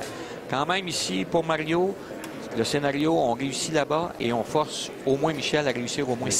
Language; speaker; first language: French; native; French